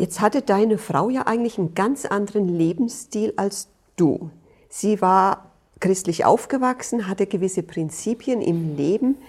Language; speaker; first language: German; native; German